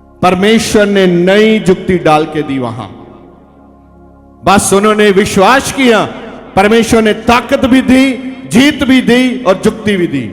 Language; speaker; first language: Hindi; non-native, local second language; Punjabi